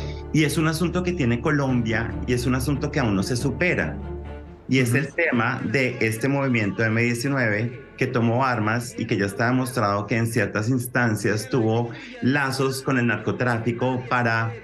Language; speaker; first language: Spanish; native; Spanish